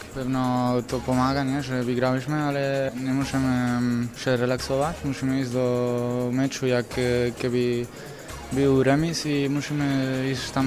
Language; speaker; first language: Polish; non-native, fluent; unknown